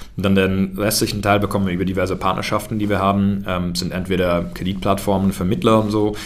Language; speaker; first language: German; early bilingual, heritage; German